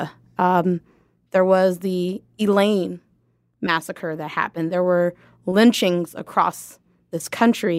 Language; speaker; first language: English; native; English